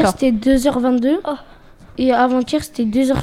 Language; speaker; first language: French; native; French